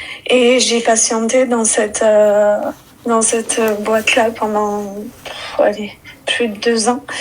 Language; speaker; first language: French; early bilingual, other home language; Arabic